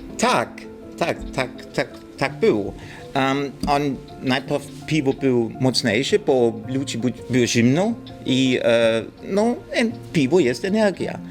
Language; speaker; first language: Polish; non-native, learner; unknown